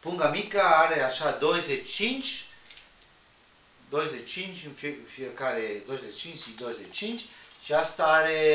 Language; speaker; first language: Romanian; non-native, learner; Spanish